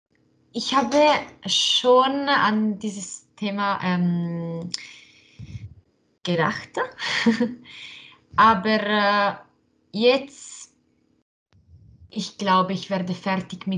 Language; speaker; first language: German; non-native, local second language; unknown